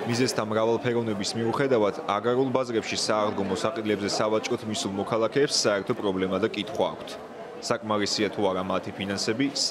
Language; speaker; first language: Georgian; native; Georgian